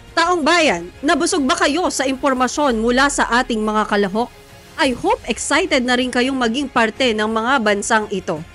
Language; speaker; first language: Filipino; native; Filipino